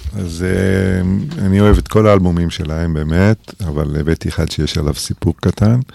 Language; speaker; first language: Hebrew; early bilingual, other home language; English